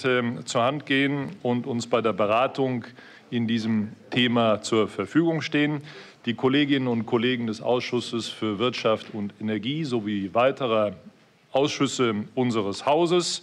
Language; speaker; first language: German; native; German